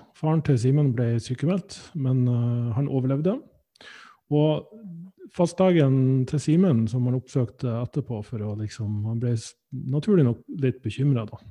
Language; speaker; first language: Norwegian; native; Norwegian